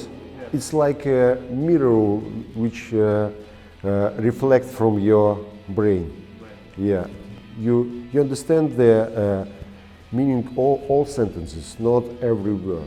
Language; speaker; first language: English; non-native, learner; Russian